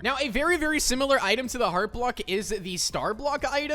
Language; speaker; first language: English; native; English